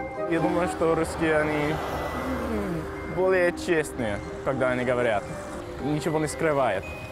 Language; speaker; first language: Russian; non-native, fluent; English